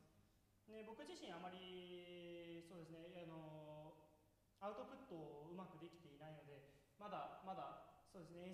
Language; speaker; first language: Japanese; native; Japanese